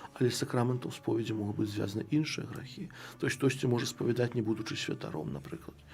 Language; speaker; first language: Belarusian; non-native, local second language; Russian